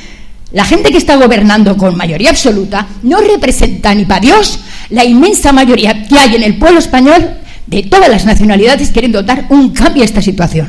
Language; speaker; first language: Spanish; native; Spanish